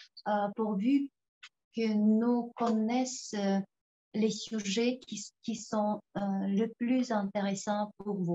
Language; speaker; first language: French; non-native, fluent; Tuvinian